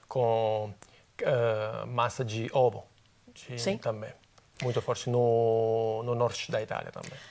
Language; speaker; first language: Portuguese; non-native, fluent; Italian